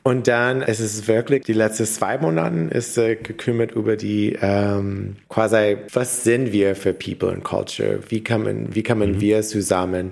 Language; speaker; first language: German; non-native, learner; English